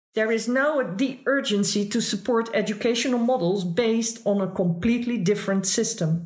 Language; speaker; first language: English; non-native, fluent; Dutch